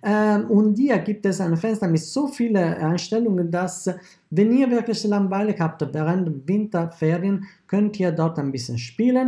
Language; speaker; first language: German; non-native, fluent; Italian